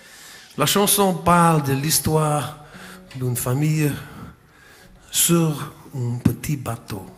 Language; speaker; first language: French; non-native, fluent; English